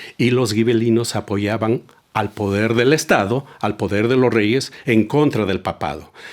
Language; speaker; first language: Spanish; native; Spanish